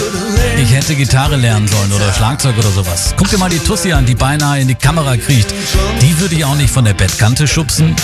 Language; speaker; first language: German; native; German